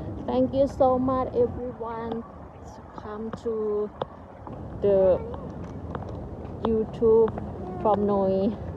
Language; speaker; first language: English; non-native, learner; Thai